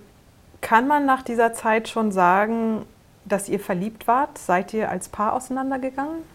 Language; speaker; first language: German; native; German